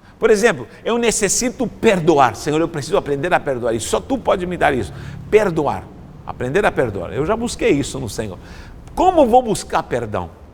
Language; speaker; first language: Portuguese; non-native, fluent; Spanish